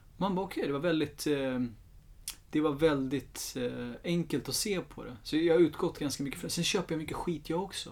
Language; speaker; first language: Swedish; early bilingual, other home language; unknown